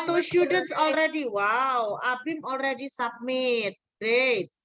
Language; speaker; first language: English; non-native, fluent; Indonesian